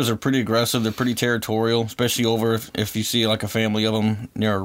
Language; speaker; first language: English; native; English